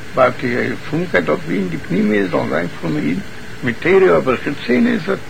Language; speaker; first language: English; non-native, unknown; Yiddish